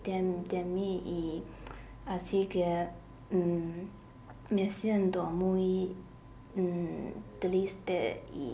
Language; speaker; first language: Spanish; non-native, learner; Chinese